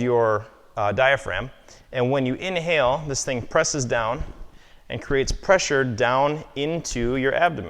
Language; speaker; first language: English; native; English